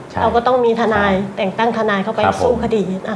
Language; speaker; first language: Thai; native; Thai